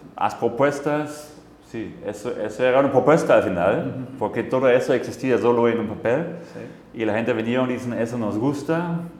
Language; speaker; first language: Spanish; non-native, fluent; German